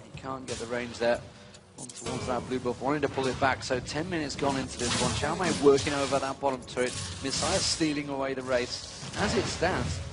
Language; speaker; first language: English; native; English